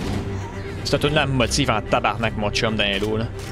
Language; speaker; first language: French; native; French